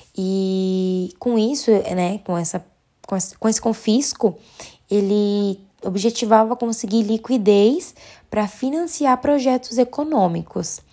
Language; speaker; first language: Portuguese; native; Portuguese